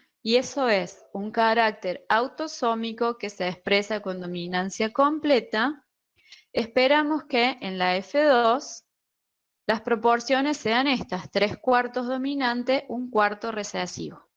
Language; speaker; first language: Spanish; native; Spanish